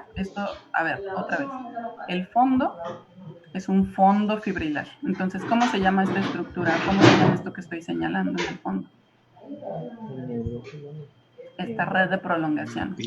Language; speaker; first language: Spanish; native; Spanish